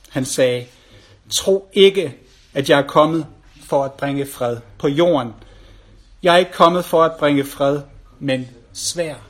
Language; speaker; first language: Danish; native; Danish